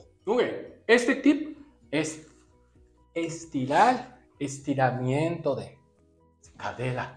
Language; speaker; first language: Spanish; non-native, learner; Japanese